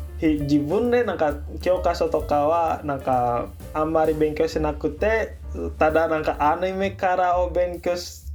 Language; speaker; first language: Japanese; non-native, learner; Indonesian